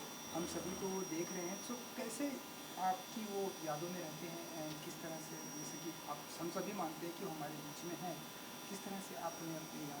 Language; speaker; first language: Hindi; native; Hindi